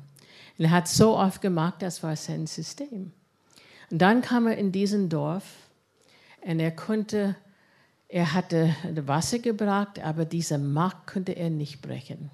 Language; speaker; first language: German; non-native, fluent; English